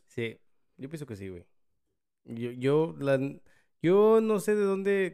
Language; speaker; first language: Spanish; early bilingual, heritage; Spanish